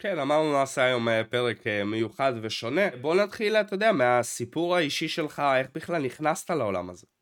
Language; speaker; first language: Hebrew; early bilingual, other home language; Russian